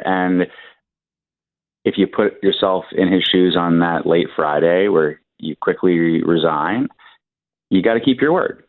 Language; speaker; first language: English; native; English